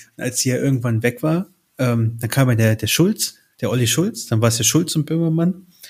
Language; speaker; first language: German; early bilingual, other home language; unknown